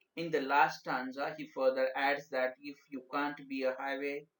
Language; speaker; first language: English; non-native, local second language; Marathi